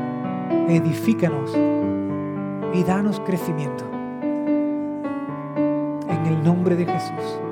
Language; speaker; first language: Spanish; native; Spanish